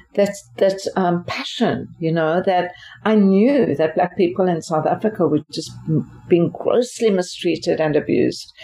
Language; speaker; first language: English; native; English